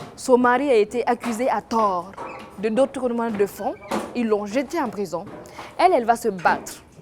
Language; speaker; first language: French; non-native, local second language; Mossi